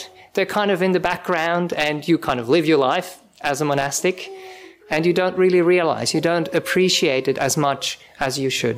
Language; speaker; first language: English; non-native, fluent; German